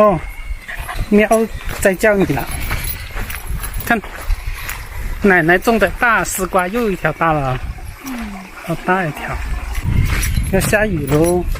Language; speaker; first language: Chinese; native; Chinese